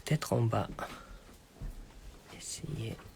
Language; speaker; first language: French; non-native, learner; Japanese